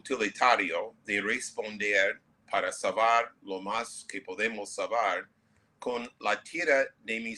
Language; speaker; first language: Spanish; non-native, fluent; English